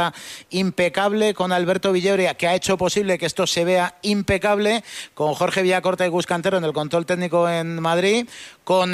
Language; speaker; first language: Spanish; native; Spanish